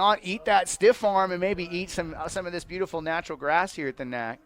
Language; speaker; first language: English; native; English